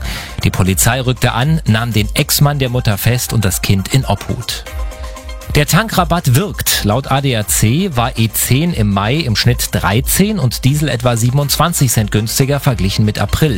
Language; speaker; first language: German; native; German